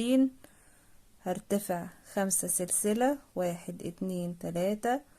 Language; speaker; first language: Arabic; native; Arabic